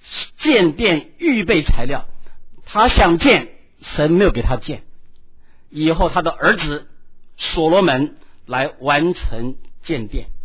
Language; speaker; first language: Chinese; native; Chinese